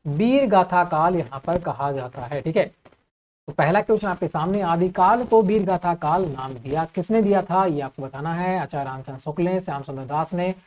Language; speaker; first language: Hindi; native; Hindi